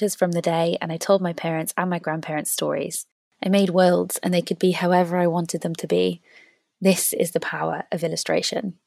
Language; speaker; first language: English; native; English